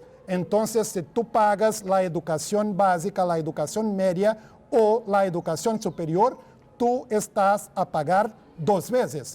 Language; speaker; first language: Spanish; non-native, fluent; Portuguese